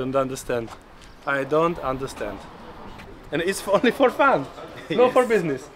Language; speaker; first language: English; non-native, learner; Polish